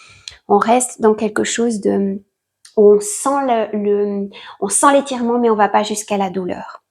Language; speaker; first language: French; native; French